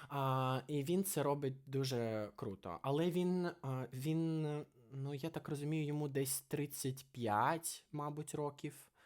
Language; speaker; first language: Ukrainian; non-native, fluent; Russian